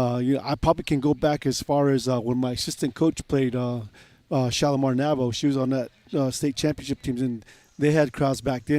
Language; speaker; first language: English; native; English